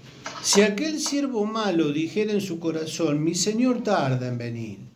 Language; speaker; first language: Spanish; native; Spanish